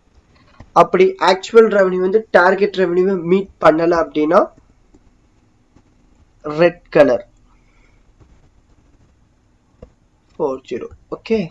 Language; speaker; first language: Tamil; native; Tamil